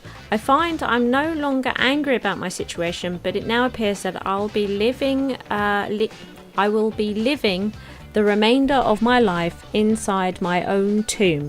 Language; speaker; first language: English; native; English